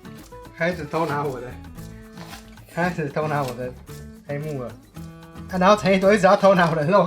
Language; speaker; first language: Chinese; native; Chinese